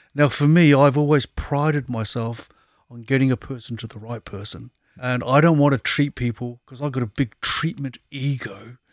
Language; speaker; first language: English; native; English